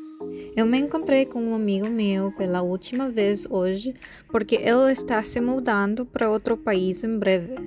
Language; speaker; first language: Portuguese; non-native, fluent; Korean